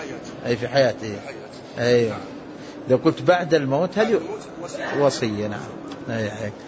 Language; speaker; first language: Arabic; native; Arabic